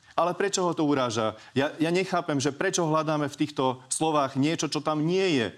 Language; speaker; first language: Slovak; non-native, local second language; Hungarian